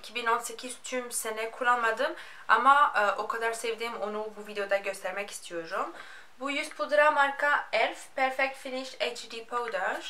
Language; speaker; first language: Turkish; non-native, fluent; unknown